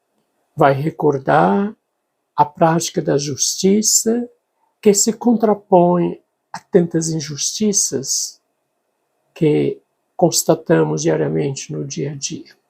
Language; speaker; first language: Portuguese; native; Portuguese